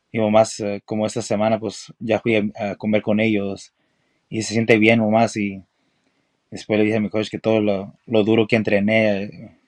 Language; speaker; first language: Spanish; early bilingual, heritage; Spanish